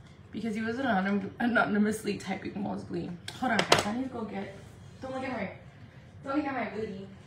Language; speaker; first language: English; early bilingual, other home language; Spanish